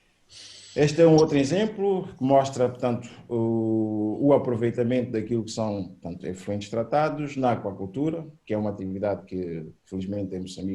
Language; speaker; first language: Portuguese; native; Portuguese